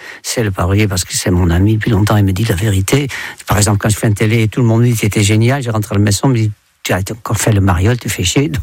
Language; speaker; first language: French; non-native, fluent; Dutch